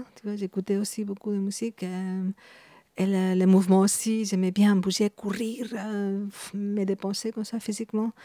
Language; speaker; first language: French; non-native, fluent; Spanish